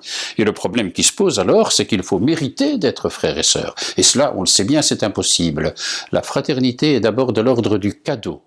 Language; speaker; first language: French; native; French